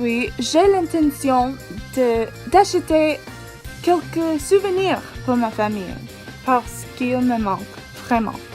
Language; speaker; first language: French; non-native, learner; English